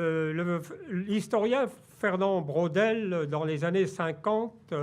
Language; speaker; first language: French; native; French